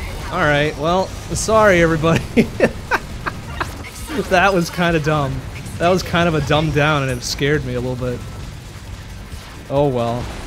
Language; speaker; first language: English; native; English